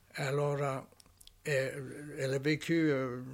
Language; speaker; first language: French; native; French